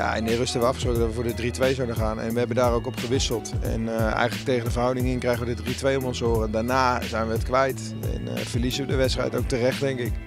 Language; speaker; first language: Dutch; native; Dutch